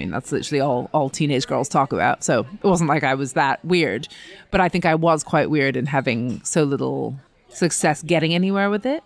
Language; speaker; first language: English; native; English